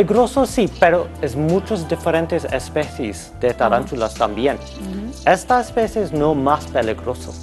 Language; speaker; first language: Spanish; non-native, learner; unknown